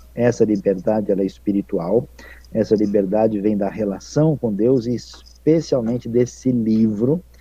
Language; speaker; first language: Portuguese; non-native, fluent; Ukrainian